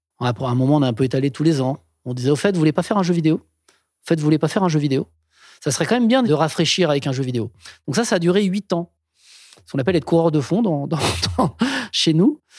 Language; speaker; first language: French; native; French